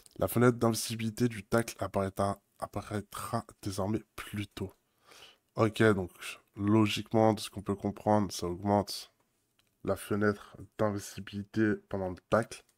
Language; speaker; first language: French; native; French